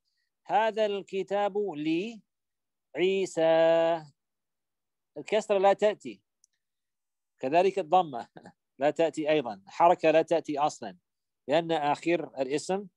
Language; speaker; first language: Arabic; non-native, fluent; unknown